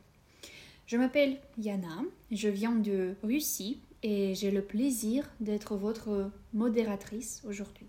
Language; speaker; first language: French; non-native, fluent; Russian